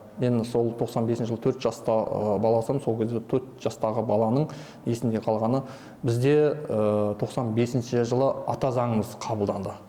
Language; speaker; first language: Kazakh; native; Kazakh